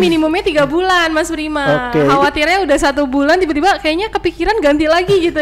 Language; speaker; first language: Indonesian; native; Indonesian